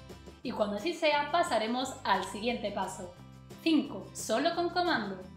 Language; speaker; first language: Spanish; native; Spanish